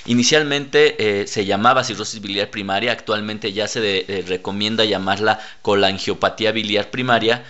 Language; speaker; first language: Spanish; native; Spanish